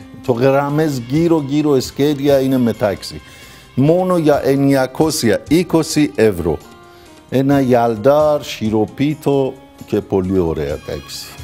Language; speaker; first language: Greek; non-native, fluent; Persian